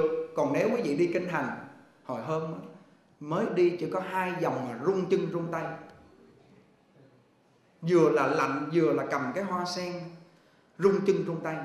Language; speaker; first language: Vietnamese; native; Vietnamese